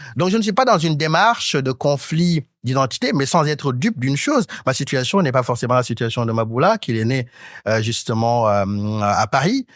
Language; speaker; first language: French; non-native, local second language; Wolof